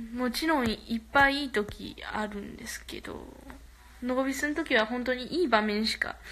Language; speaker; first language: Japanese; early bilingual, other home language; Korean